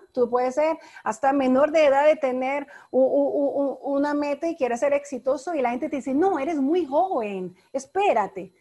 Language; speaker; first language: Spanish; non-native, fluent; French